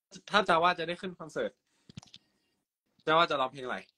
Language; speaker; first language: Thai; native; Thai